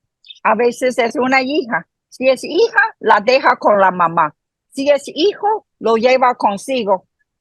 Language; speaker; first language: Spanish; non-native, fluent; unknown